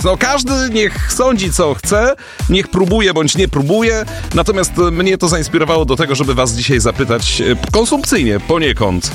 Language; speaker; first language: Polish; native; Polish